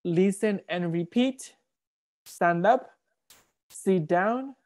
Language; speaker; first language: English; non-native, fluent; Spanish